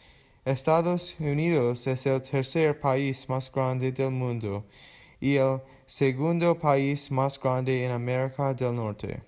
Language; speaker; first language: Spanish; non-native, learner; English